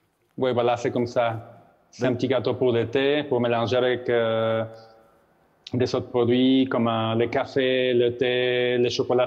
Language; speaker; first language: French; non-native, fluent; Spanish